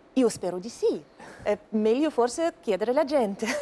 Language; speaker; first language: Italian; non-native, fluent; Russian